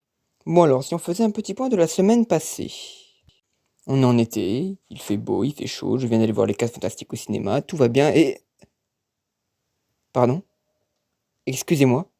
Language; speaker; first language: French; native; French